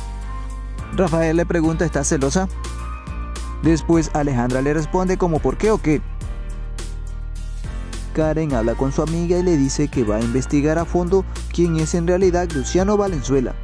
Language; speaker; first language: Spanish; native; Spanish